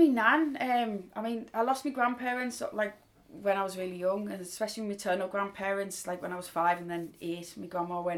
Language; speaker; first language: English; native; English